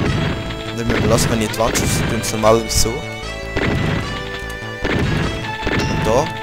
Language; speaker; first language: German; native; German